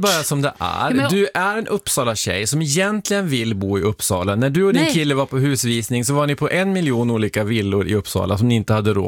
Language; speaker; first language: Swedish; native; Swedish